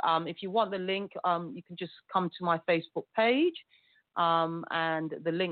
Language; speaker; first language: English; early bilingual, other home language; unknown